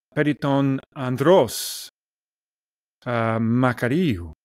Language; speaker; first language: Greek; non-native, learner; English